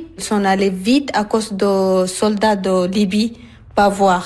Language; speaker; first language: French; non-native, learner; Arabic